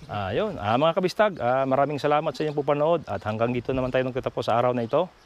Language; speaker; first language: Filipino; non-native, local second language; Cebuano